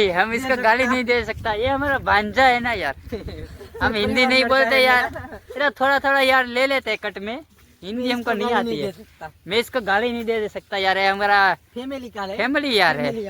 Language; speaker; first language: Hindi; non-native, local second language; Gujarati